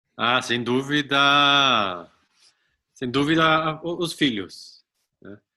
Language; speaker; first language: Portuguese; non-native, fluent; Spanish